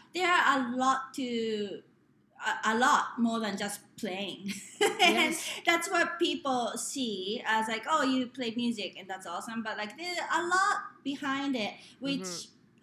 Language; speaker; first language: English; non-native, fluent; Japanese